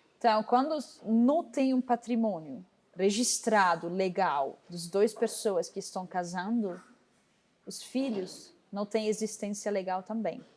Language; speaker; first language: Portuguese; non-native, fluent; Arabic